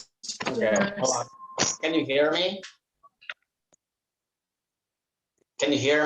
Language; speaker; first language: English; non-native, learner; Indonesian